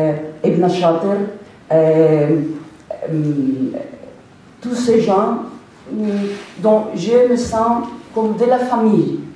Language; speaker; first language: French; non-native, fluent; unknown